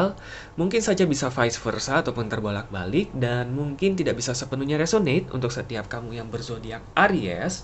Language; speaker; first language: Indonesian; native; Indonesian